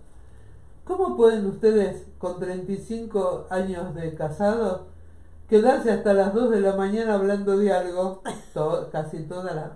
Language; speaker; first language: Spanish; native; Spanish